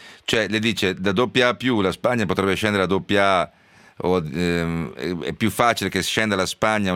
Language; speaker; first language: Italian; native; Italian